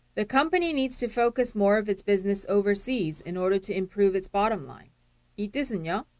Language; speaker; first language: English; early bilingual, other home language; Korean